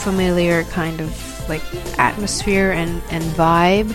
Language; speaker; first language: English; non-native, local second language; Filipino